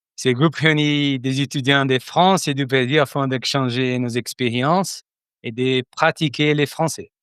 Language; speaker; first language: French; non-native, fluent; Portuguese